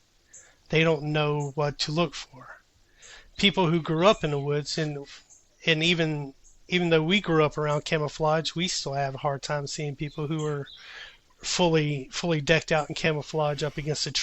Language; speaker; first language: English; native; English